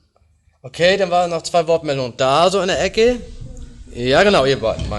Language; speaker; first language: German; native; German